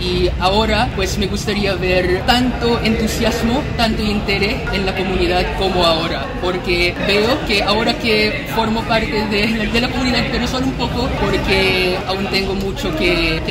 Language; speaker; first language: Spanish; non-native, fluent; Filipino